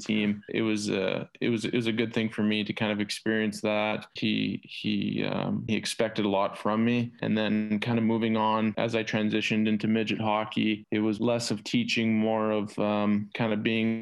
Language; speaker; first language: English; native; English